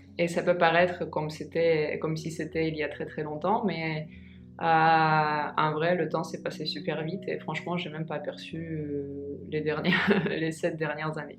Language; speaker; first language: French; non-native, fluent; Russian